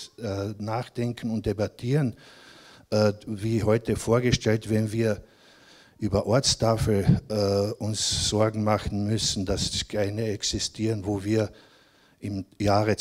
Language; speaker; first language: German; non-native, local second language; Slovenian